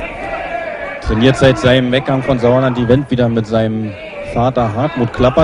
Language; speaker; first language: German; native; German